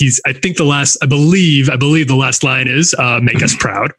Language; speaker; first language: English; native; English